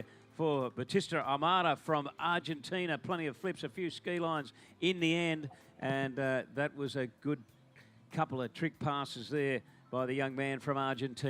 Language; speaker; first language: English; native; English